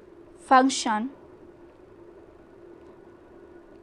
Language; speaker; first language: Hindi; native; Hindi